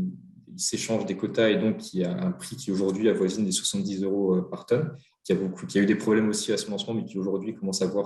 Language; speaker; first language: French; native; French